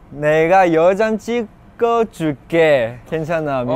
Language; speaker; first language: Korean; non-native, learner; Chinese